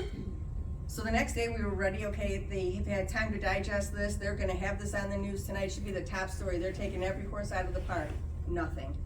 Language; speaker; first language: English; native; English